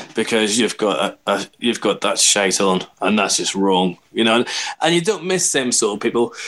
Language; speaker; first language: English; native; English